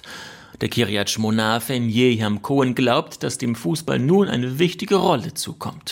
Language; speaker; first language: German; native; German